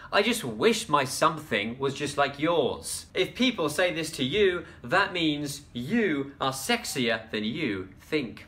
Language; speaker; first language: English; native; English